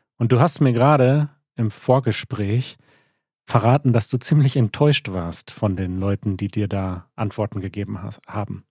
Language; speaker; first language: German; native; German